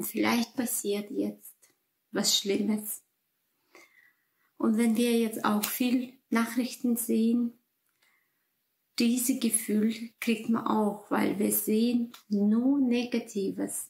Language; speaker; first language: German; non-native, fluent; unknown